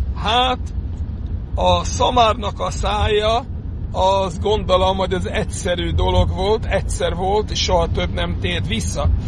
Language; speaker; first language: Hungarian; non-native, fluent; Yiddish